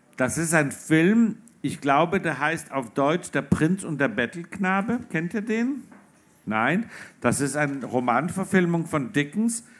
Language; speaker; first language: German; non-native, fluent; Polish